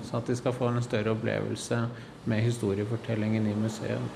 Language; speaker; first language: Norwegian; native; Norwegian